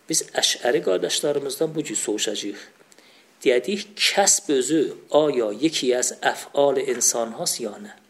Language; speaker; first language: Persian; non-native, local second language; Azerbaijani